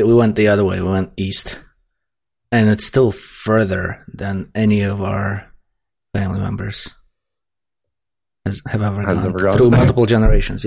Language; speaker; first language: English; non-native, fluent; Russian